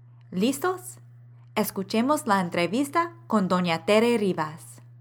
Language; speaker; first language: Spanish; non-native, fluent; English